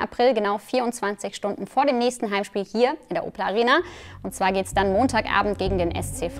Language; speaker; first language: German; native; German